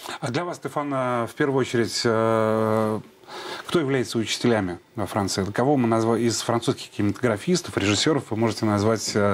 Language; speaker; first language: Russian; native; Russian